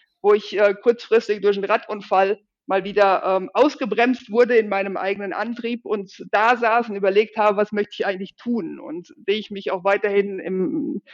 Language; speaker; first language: German; native; German